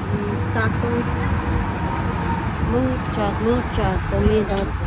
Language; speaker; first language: Spanish; non-native, learner; English